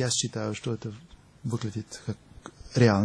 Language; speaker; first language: Russian; non-native, fluent; German